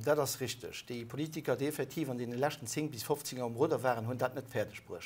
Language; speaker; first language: German; non-native, local second language; Luxembourgish